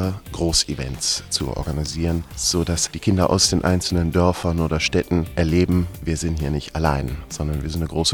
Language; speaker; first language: German; native; German